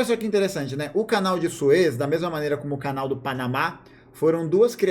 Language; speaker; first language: Portuguese; native; Portuguese